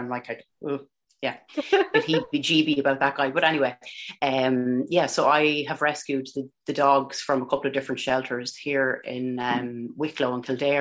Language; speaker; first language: English; native; English